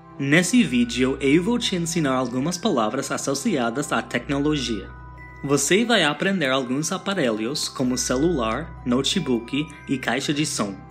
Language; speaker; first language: Portuguese; non-native, fluent; English